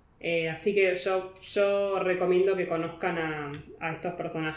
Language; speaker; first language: Spanish; native; Spanish